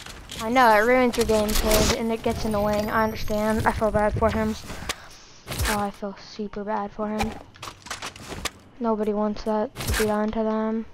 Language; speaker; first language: English; native; English